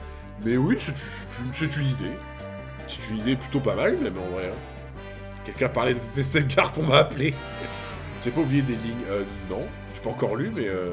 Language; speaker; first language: French; native; French